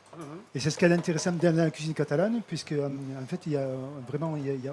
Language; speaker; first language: French; native; French